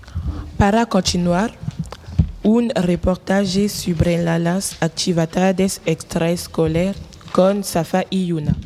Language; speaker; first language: Spanish; non-native, learner; French